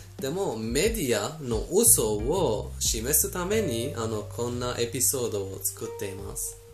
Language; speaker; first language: Japanese; non-native, fluent; Persian